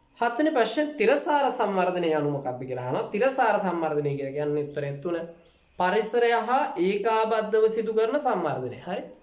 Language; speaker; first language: Sinhala; native; Sinhala